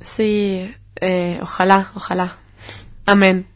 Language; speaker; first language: Spanish; non-native, fluent; Hebrew